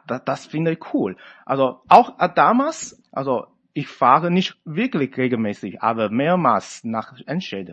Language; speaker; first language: German; non-native, fluent; Chinese